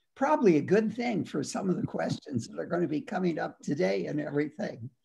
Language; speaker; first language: English; native; English